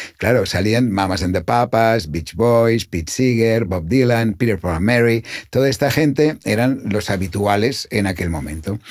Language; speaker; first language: Spanish; non-native, local second language; Catalan